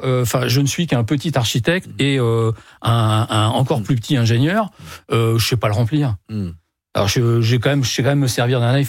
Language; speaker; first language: French; native; French